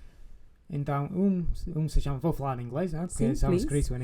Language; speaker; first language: Portuguese; non-native, fluent; English